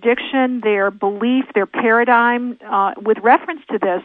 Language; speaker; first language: English; native; English